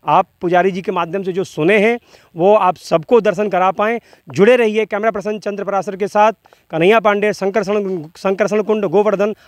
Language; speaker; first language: Hindi; native; Hindi